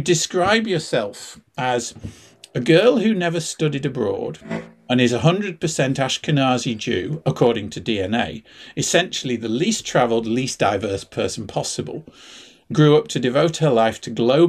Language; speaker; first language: English; native; English